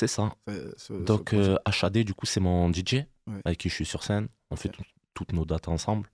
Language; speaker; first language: French; native; French